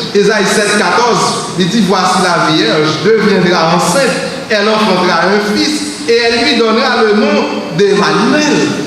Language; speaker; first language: French; non-native, learner; Haitian Creole